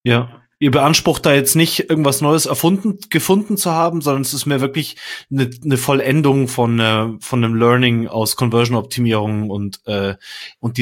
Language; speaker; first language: German; native; German